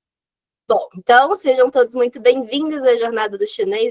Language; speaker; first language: Portuguese; non-native, fluent; Chinese